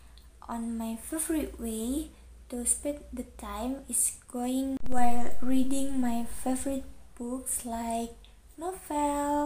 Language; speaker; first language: English; non-native, learner; Indonesian